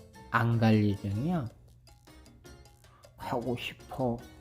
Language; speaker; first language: Korean; native; Korean